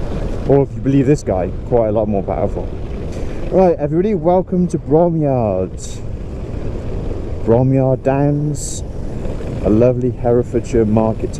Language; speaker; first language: English; native; English